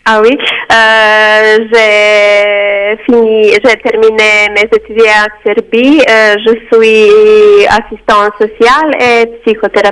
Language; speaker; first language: French; non-native, learner; Serbian